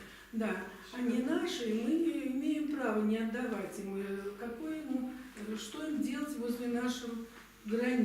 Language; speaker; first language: Russian; native; Russian